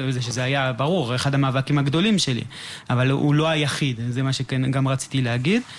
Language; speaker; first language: Hebrew; non-native, fluent; English